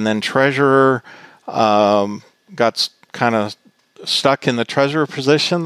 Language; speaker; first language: English; native; English